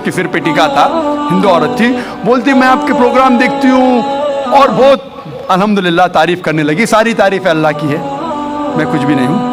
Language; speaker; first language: Hindi; non-native, local second language; Konkani